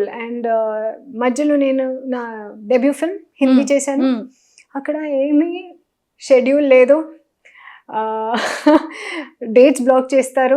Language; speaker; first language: Telugu; non-native, learner; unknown